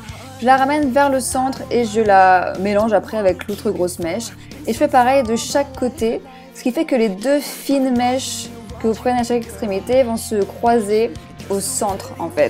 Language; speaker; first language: French; native; French